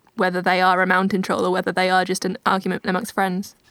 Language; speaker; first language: English; native; English